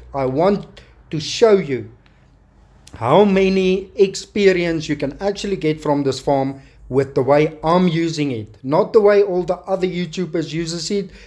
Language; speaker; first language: English; non-native, local second language; Afrikaans